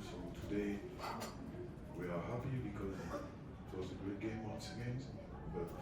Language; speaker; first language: English; non-native, fluent; French